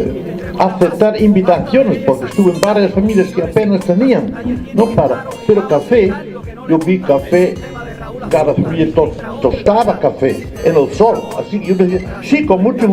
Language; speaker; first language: Spanish; non-native, fluent; Dutch